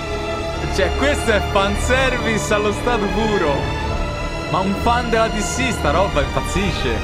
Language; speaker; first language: Italian; native; Italian